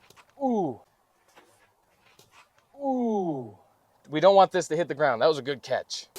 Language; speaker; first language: English; native; English